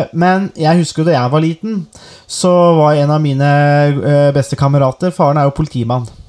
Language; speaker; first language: Norwegian; native; Norwegian